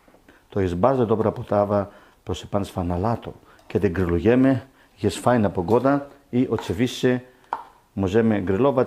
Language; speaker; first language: Polish; non-native, learner; Greek